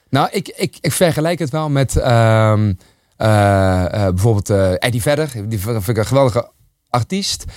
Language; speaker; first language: Dutch; early bilingual, other home language; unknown